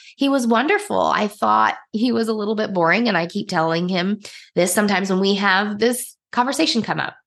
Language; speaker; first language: English; native; English